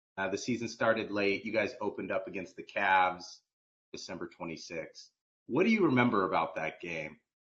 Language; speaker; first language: English; native; English